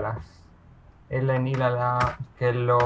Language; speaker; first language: Finnish; non-native, learner; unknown